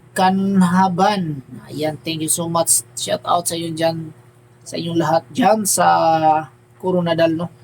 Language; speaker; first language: Filipino; non-native, local second language; Cebuano